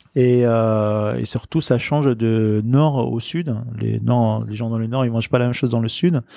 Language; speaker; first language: French; non-native, local second language; Arabic